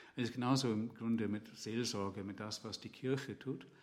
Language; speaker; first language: German; non-native, fluent; English